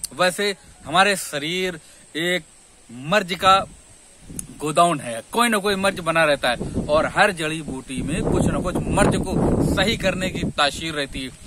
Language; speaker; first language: Hindi; native; Hindi